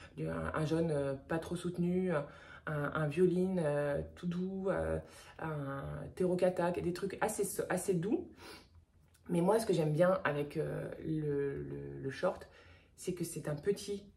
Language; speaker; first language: French; native; French